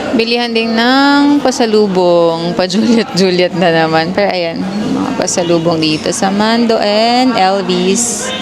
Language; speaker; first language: Filipino; non-native, local second language; Waray